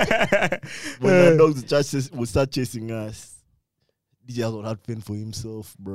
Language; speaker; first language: English; non-native, local second language; Ganda